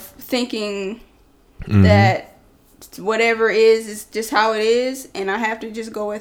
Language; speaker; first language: English; native; English